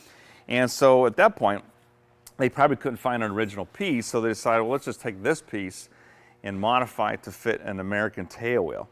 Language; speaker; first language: English; native; English